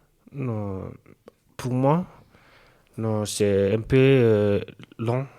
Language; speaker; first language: French; non-native, learner; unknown